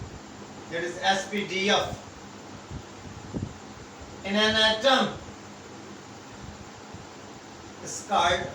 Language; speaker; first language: English; non-native, local second language; Hindi